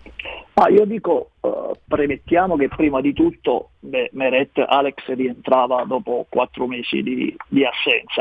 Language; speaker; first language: Italian; native; Italian